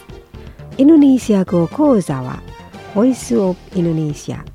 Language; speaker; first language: Japanese; non-native, fluent; Indonesian